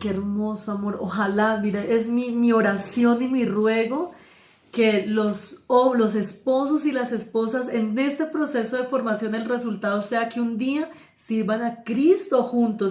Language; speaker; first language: Spanish; native; Spanish